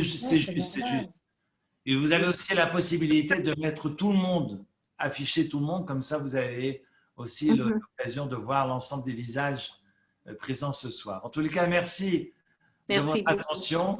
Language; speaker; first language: French; native; French